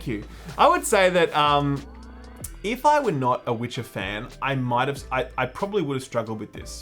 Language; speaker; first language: English; native; English